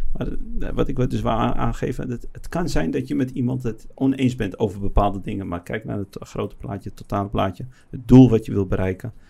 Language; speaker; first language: Dutch; early bilingual, other home language; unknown